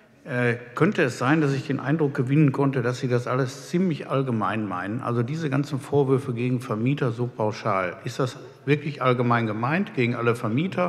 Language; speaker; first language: German; native; German